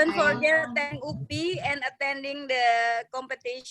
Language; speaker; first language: English; non-native, learner; Indonesian